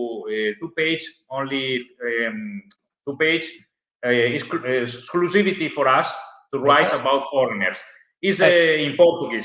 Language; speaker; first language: English; non-native, learner; Italian